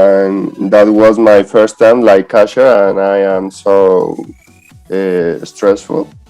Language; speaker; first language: English; non-native, learner; Spanish